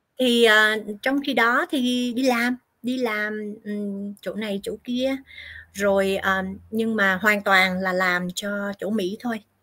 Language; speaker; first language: Vietnamese; native; Vietnamese